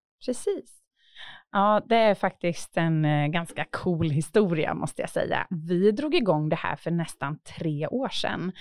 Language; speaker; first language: Swedish; native; Swedish